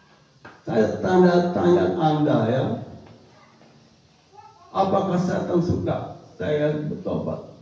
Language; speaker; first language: Indonesian; non-native, fluent; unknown